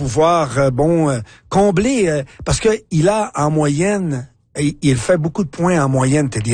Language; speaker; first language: French; native; French